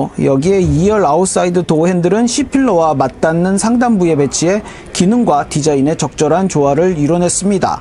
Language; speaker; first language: Korean; native; Korean